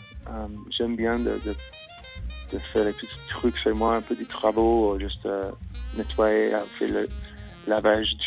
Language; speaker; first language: French; non-native, fluent; English